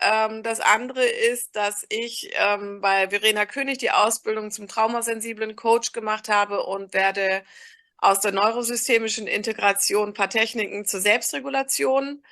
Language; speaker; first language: German; native; German